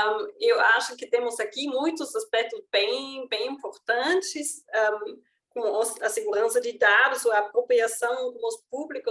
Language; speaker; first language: Portuguese; non-native, fluent; German